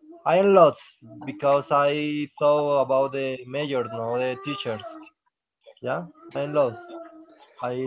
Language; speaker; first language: English; non-native, learner; Spanish